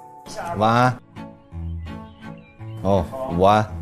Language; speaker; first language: Chinese; native; Chinese